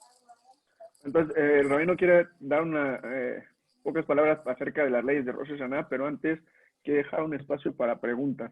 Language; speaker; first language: Spanish; native; Spanish